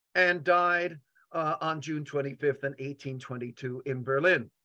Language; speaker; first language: English; native; English